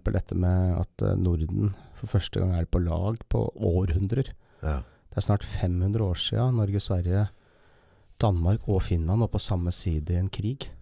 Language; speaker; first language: Norwegian; native; Norwegian